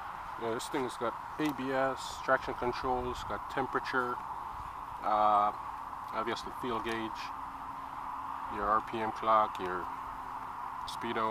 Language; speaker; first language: English; native; English